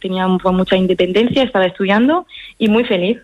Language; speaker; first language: Spanish; early bilingual, heritage; French